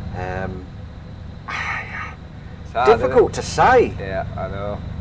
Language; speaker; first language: English; native; English